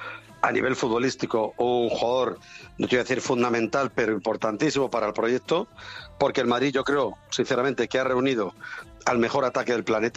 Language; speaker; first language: Spanish; native; Spanish